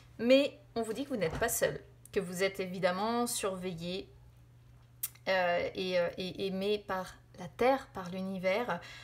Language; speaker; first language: French; native; French